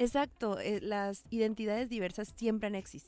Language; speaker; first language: Spanish; native; Spanish